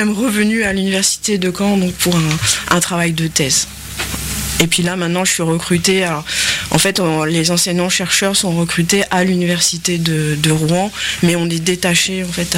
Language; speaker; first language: French; native; French